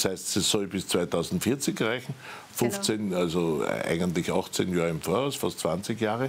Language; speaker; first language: German; native; German